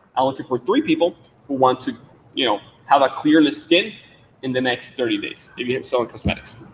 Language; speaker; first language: English; non-native, fluent; Spanish